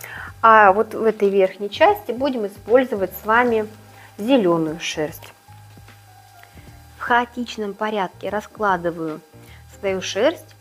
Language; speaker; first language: Russian; native; Russian